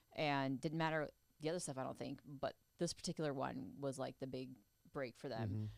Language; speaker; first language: English; native; English